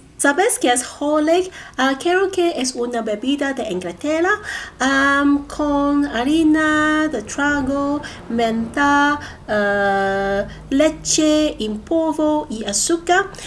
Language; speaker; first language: Spanish; non-native, learner; Cantonese